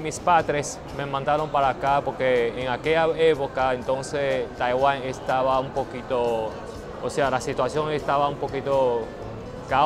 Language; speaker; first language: Spanish; non-native, fluent; Chinese